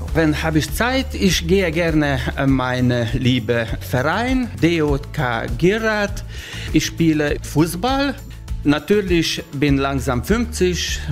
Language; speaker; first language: German; non-native, learner; Hungarian